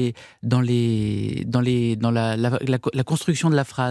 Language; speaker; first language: French; early bilingual, other home language; Arabic